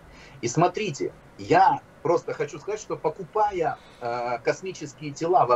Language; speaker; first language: Russian; native; Russian